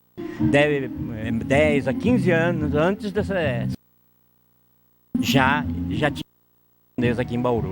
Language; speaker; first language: Portuguese; early bilingual, other home language; Japanese